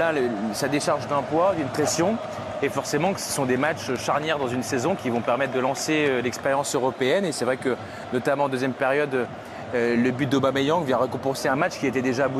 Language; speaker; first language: French; native; French